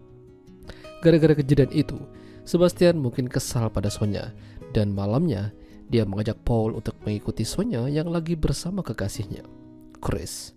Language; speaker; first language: Indonesian; non-native, local second language; Javanese